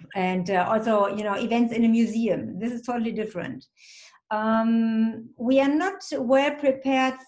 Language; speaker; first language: English; non-native, fluent; German